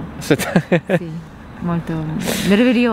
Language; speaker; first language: Italian; non-native, learner; Russian